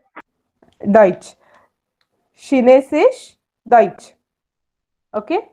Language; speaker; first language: German; non-native, fluent; Hindi